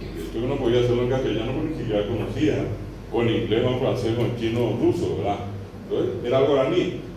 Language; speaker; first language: Spanish; non-native, local second language; Guarani